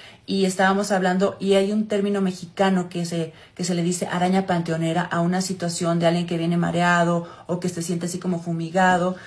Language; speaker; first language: Spanish; native; Spanish